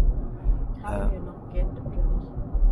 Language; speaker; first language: German; non-native, learner; Thai